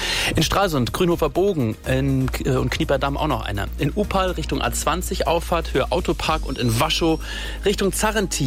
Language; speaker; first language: German; native; German